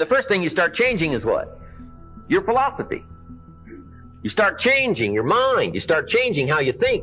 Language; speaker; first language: English; native; English